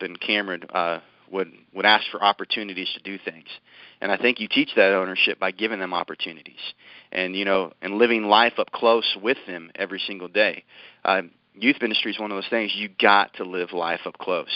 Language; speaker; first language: English; native; English